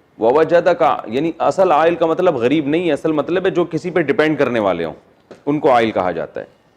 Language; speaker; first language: Urdu; native; Urdu